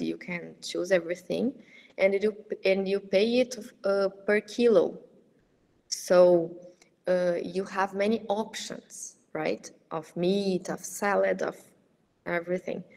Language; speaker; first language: English; non-native, fluent; Portuguese